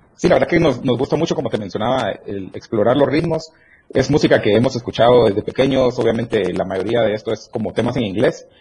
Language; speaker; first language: Spanish; native; Spanish